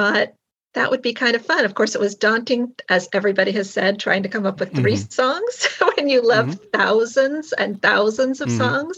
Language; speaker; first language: English; native; English